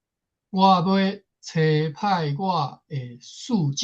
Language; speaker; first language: Chinese; native; Chinese